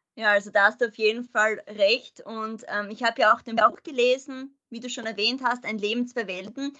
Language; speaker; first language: German; native; German